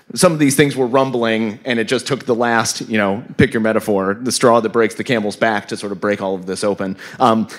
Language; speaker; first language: English; native; English